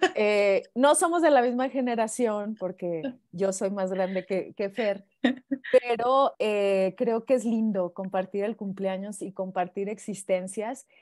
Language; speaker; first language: Spanish; native; Spanish